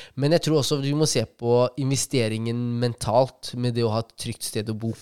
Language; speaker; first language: Norwegian; early bilingual, other home language; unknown